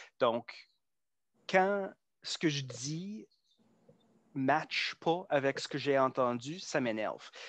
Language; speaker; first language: French; non-native, local second language; English